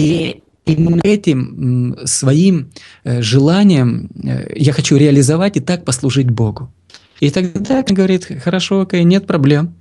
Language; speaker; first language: Russian; native; Russian